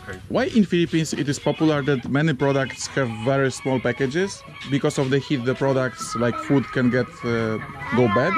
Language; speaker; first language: English; non-native, fluent; Polish